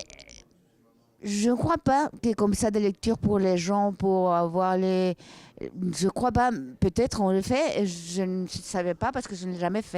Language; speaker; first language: French; non-native, fluent; Spanish